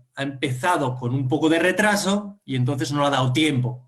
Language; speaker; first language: Spanish; native; Spanish